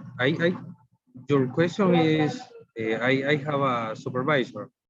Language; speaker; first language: English; non-native, learner; Spanish